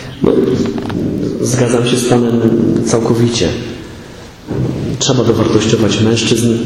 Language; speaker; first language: Polish; native; Polish